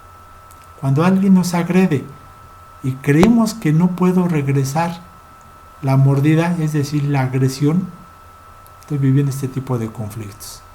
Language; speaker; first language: Spanish; native; Spanish